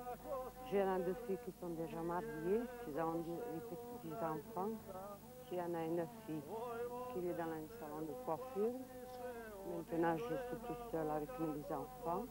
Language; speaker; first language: French; non-native, learner; Serbian